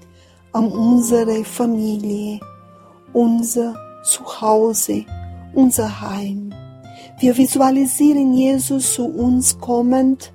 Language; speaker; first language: German; non-native, fluent; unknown